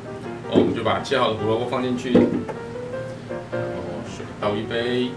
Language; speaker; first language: Chinese; native; Chinese